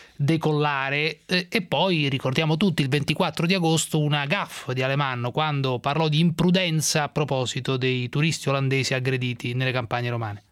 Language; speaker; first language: Italian; native; Italian